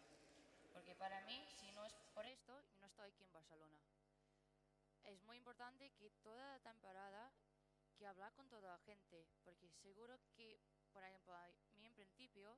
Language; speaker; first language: Spanish; non-native, learner; English